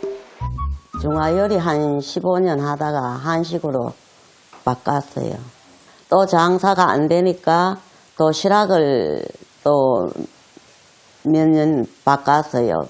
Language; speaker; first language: Korean; native; Korean